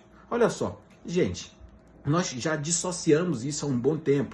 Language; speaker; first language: Portuguese; native; Portuguese